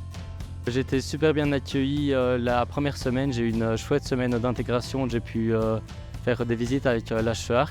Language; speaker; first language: French; native; French